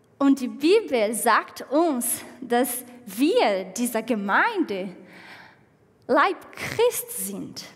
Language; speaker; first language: German; non-native, fluent; Portuguese